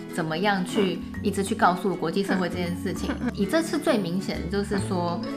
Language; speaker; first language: Chinese; native; Chinese